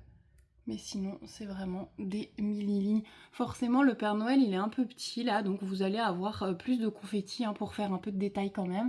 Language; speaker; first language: French; native; French